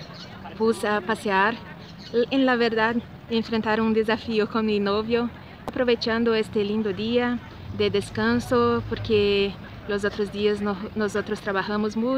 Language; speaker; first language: Spanish; non-native, learner; Portuguese